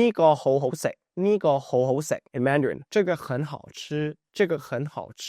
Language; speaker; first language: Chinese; non-native, fluent; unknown